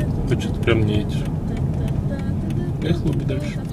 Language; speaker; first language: Russian; native; Russian